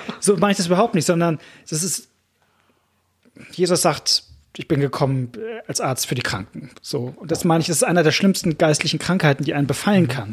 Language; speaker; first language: German; native; German